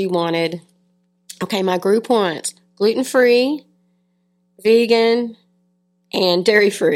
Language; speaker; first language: English; native; English